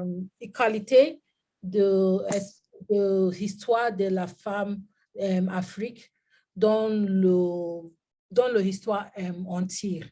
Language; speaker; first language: French; non-native, learner; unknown